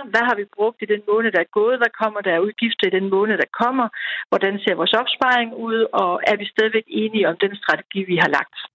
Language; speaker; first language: Danish; native; Danish